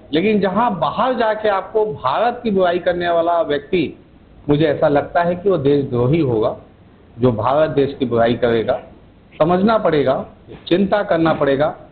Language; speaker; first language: Hindi; native; Hindi